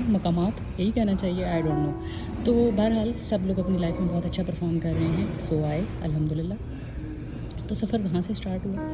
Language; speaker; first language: Urdu; non-native, local second language; Punjabi